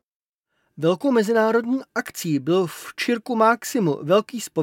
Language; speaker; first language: Czech; native; Czech